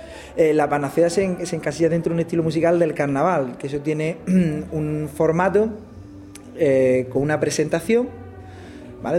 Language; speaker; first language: Spanish; native; Spanish